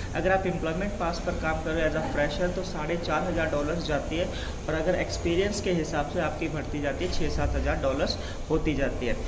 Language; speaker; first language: Hindi; native; Hindi